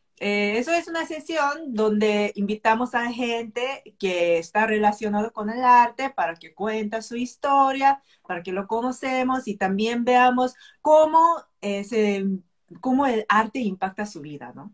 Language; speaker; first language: Spanish; non-native, fluent; Korean